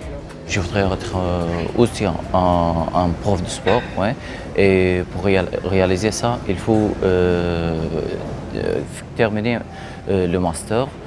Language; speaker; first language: French; non-native, learner; Arabic